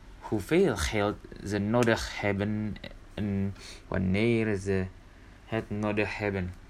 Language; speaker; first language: Dutch; non-native, learner; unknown